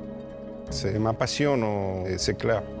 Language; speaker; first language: French; non-native, fluent; Spanish